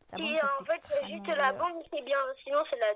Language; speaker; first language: French; native; French